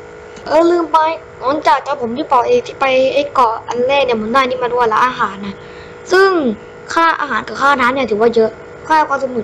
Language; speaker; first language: Thai; native; Thai